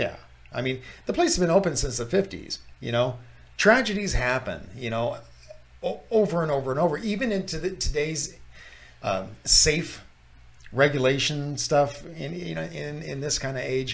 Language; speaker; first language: English; native; English